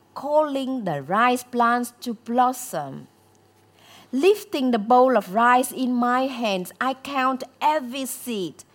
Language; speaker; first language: English; non-native, fluent; Vietnamese